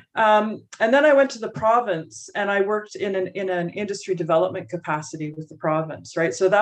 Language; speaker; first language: English; native; English